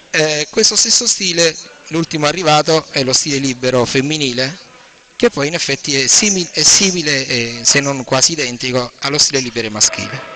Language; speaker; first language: Italian; native; Italian